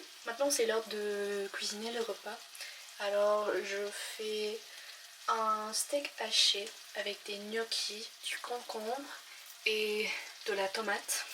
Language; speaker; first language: French; non-native, fluent; English